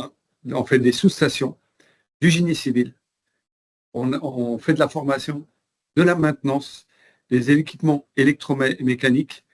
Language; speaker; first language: French; native; French